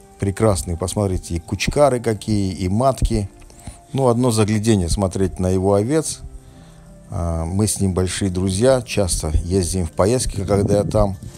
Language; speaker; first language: Russian; non-native, local second language; Tajik